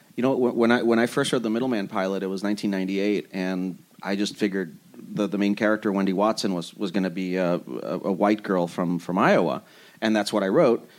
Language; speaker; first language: English; early bilingual, other home language; Spanish